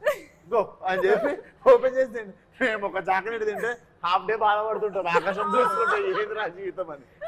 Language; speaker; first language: Telugu; native; Telugu